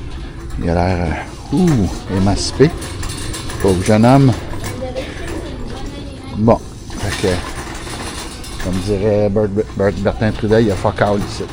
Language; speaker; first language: French; native; French